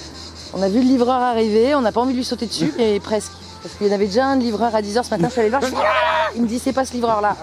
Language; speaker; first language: French; native; French